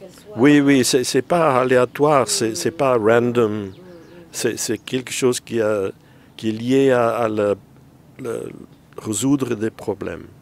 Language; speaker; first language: French; non-native, fluent; Dutch